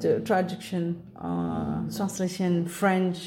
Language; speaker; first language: English; non-native, local second language; Morisyen